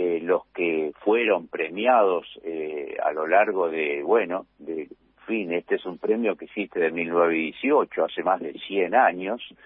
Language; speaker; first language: Spanish; native; Spanish